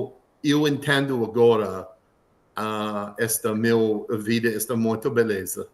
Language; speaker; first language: Portuguese; non-native, learner; English